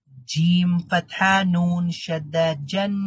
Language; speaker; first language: Arabic; non-native, learner; Bangla